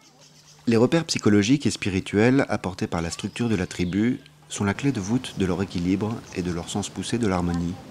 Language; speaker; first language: French; native; French